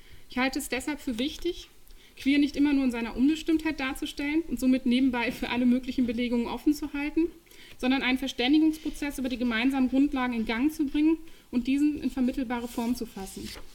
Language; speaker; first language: German; native; German